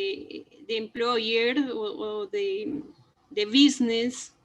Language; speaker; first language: English; non-native, learner; Spanish